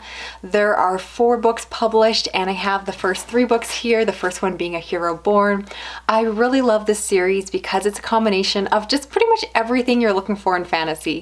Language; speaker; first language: English; native; English